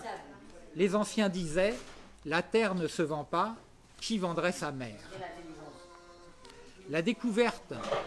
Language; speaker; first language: French; native; French